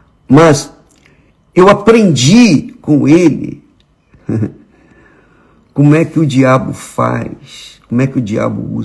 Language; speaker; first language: Portuguese; native; Portuguese